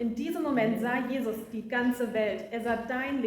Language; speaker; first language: German; non-native, learner; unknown